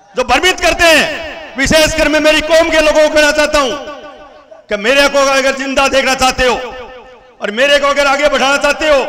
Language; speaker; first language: Hindi; native; Hindi